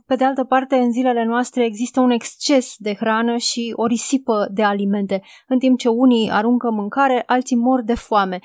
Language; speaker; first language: Romanian; native; Romanian